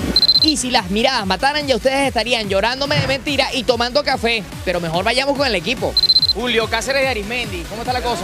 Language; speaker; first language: Spanish; native; Spanish